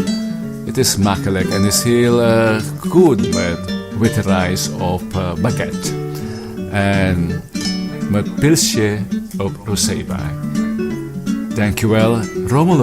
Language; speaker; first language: Dutch; non-native, fluent; Filipino